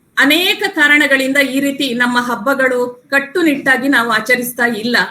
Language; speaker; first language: Kannada; non-native, local second language; Tulu